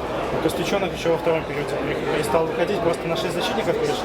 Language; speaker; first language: Russian; native; Russian